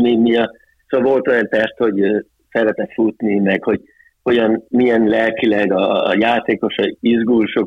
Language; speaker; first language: Hungarian; early bilingual, heritage; Hungarian